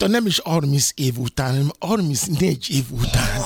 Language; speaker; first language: Hungarian; non-native, fluent; Yoruba